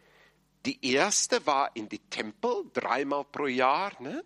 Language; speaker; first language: German; non-native, fluent; English